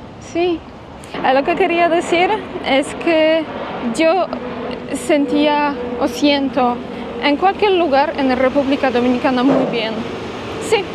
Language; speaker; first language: Spanish; non-native, fluent; Polish